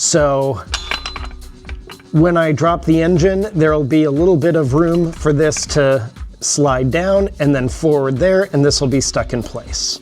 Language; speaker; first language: English; native; English